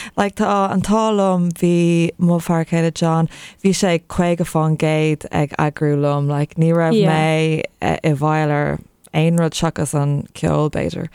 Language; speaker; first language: Irish; non-native, local second language; English